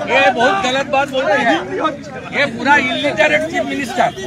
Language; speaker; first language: Hindi; non-native, local second language; Bangla